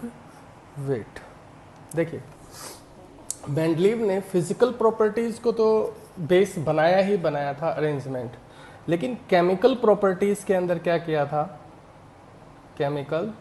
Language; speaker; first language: Hindi; native; Hindi